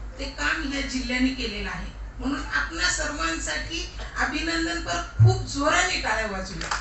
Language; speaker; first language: Marathi; non-native, local second language; Lambadi